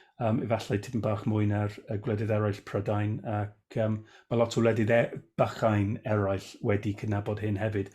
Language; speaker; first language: Welsh; non-native, local second language; English